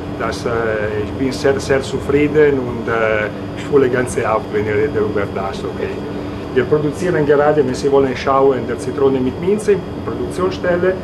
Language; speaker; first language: German; non-native, learner; Italian